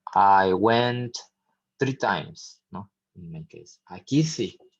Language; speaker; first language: English; non-native, fluent; Spanish